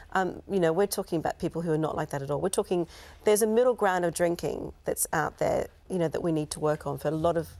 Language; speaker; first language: English; native; English